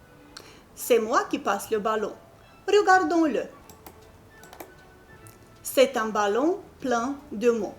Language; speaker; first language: French; non-native, fluent; Romanian